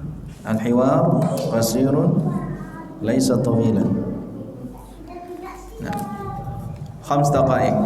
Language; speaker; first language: Arabic; non-native, fluent; Indonesian